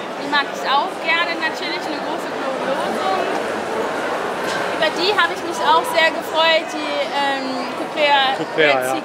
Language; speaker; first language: German; native; German